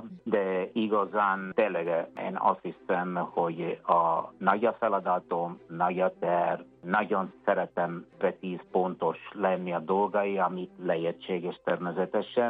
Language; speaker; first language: Hungarian; non-native, fluent; Italian